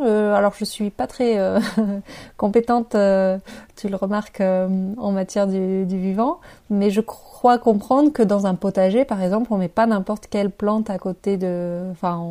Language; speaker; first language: French; native; French